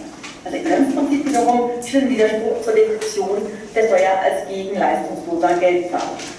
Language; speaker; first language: German; native; German